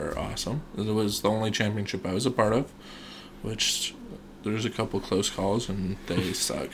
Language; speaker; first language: English; native; English